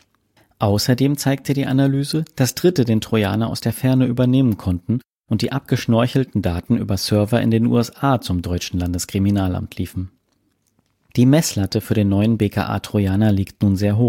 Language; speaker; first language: German; native; German